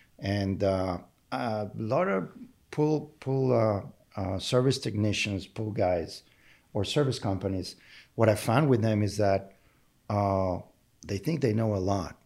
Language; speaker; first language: English; non-native, fluent; Spanish